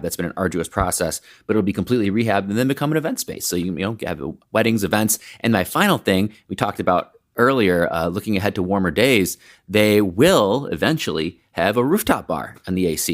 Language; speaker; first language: English; native; English